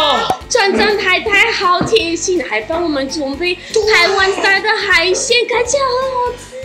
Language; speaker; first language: Chinese; non-native, fluent; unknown